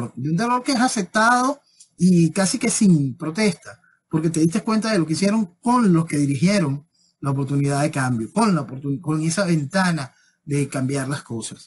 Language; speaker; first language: Spanish; native; Spanish